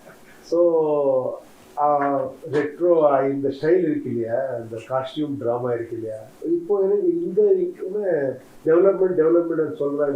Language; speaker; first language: Tamil; non-native, learner; Kannada